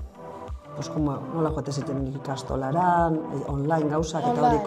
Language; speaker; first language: Basque; native; Basque